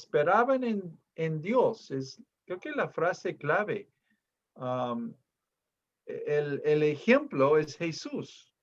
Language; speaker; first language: Spanish; non-native, fluent; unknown